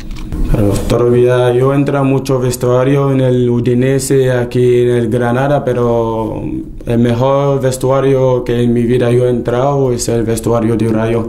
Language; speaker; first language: Spanish; non-native, learner; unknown